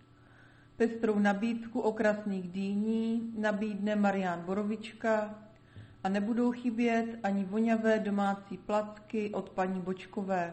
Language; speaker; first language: Czech; native; Czech